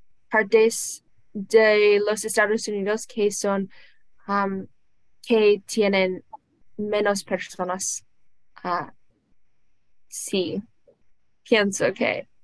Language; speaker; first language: Spanish; non-native, learner; English